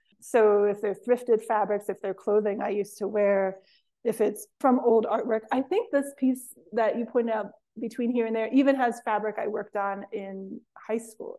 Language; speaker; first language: English; native; English